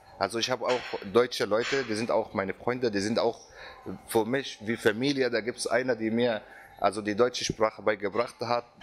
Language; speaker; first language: German; non-native, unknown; Arabic